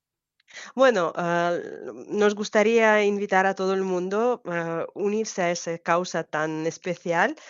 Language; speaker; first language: Spanish; non-native, fluent; Ukrainian